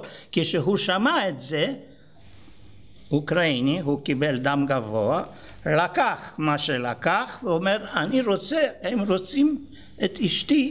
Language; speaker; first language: Hebrew; non-native, fluent; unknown